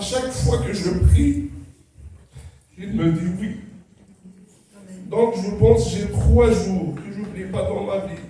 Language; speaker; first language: French; non-native, local second language; Kabyle